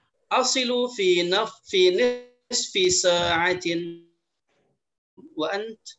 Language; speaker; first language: Arabic; non-native, fluent; Indonesian